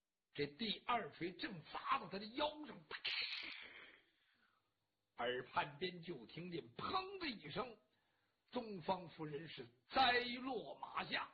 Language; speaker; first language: Chinese; native; Chinese